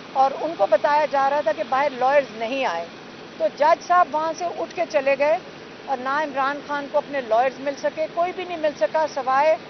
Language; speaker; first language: Urdu; native; Urdu